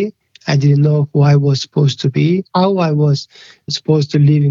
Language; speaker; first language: English; early bilingual, other home language; Korean